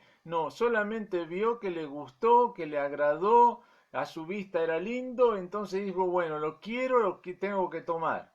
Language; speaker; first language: Spanish; native; Spanish